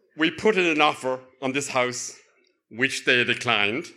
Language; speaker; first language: English; native; English